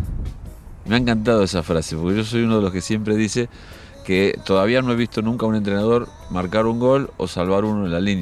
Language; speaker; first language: Spanish; native; Spanish